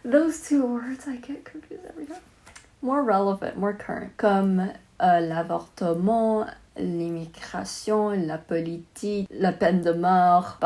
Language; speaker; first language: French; non-native, learner; Chinese